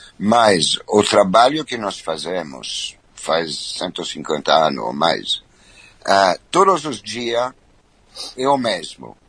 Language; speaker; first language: Portuguese; non-native, fluent; French